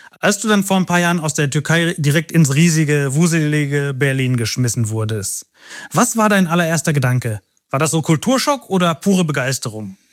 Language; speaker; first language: German; native; German